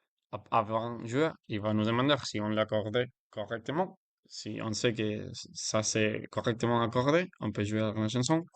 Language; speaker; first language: French; non-native, learner; Spanish